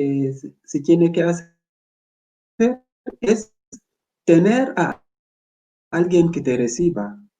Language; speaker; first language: Spanish; non-native, fluent; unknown